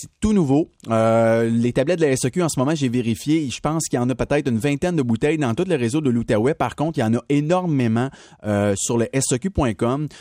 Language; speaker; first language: French; native; French